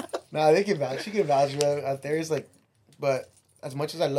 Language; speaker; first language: English; early bilingual, other home language; Spanish